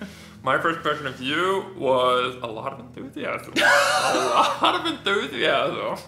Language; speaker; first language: English; native; English